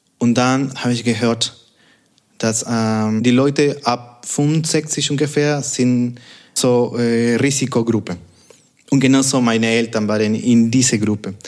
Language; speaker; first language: German; non-native, fluent; Spanish